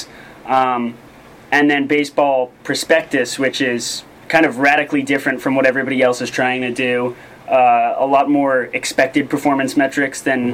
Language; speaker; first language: English; native; English